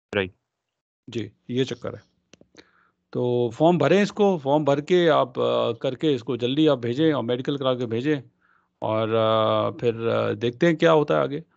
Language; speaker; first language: Hindi; non-native, local second language; Punjabi